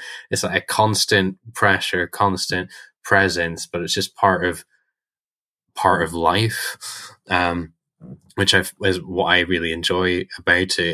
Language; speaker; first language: English; native; English